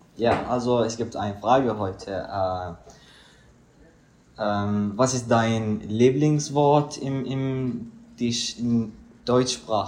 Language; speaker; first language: German; non-native, learner; Arabic